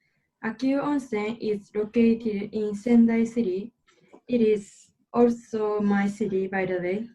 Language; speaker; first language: English; non-native, learner; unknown